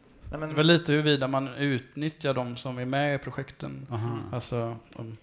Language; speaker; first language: Swedish; native; Swedish